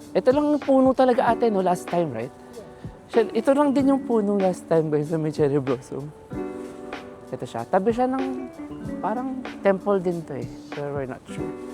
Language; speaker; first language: Filipino; non-native, local second language; Pampanga